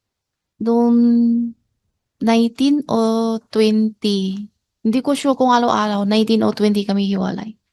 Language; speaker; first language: Filipino; non-native, learner; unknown